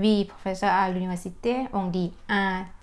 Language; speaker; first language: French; non-native, fluent; Thai